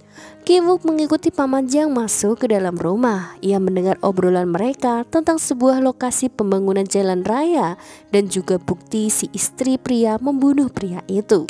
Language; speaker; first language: Indonesian; native; Indonesian